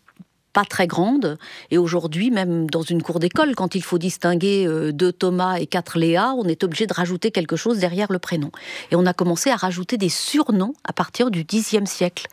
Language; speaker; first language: French; native; French